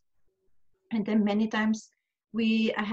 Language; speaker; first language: English; non-native, fluent; German